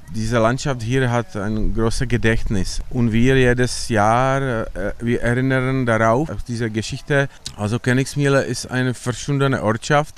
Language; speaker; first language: German; non-native, learner; Czech